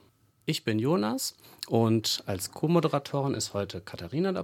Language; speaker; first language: German; native; German